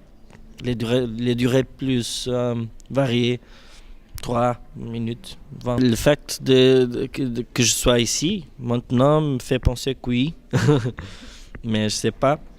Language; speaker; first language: French; non-native, fluent; Portuguese